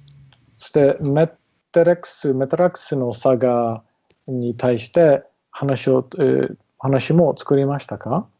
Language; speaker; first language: Japanese; non-native, learner; English